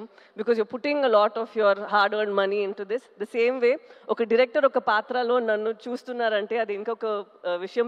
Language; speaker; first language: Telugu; non-native, local second language; Tamil